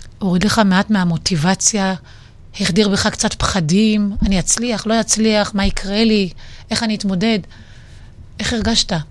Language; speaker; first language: Hebrew; native; Hebrew